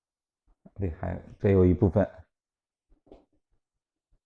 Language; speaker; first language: Chinese; native; Chinese